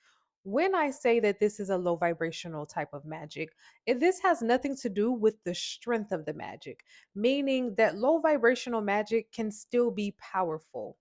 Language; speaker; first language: English; native; English